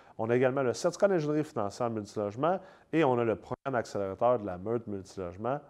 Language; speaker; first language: French; native; French